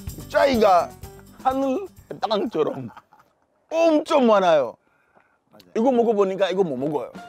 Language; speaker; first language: Korean; non-native, learner; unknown